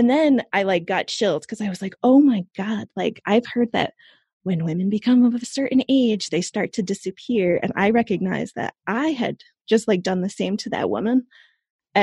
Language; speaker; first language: English; native; English